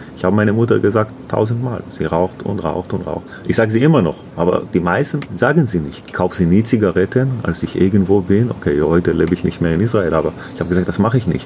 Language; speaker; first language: German; non-native, learner; Hebrew